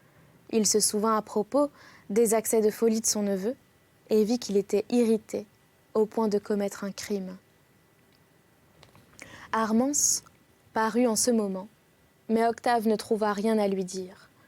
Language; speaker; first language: French; native; French